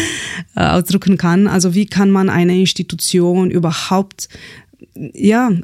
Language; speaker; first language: German; non-native, fluent; Slovenian